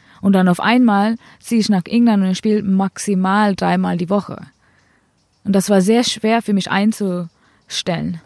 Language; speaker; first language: German; non-native, fluent; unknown